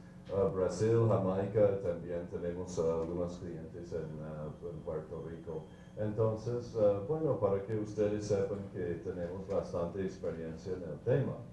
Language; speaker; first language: Spanish; non-native, fluent; English